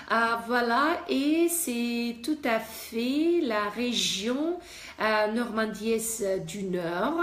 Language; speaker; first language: French; non-native, fluent; Russian